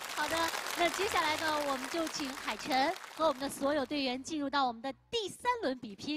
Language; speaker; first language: Chinese; native; Chinese